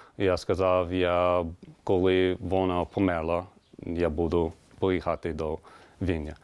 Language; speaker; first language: Ukrainian; non-native, learner; English